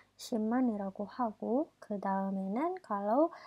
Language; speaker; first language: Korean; non-native, fluent; Indonesian